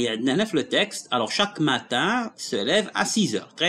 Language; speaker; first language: French; non-native, local second language; Arabic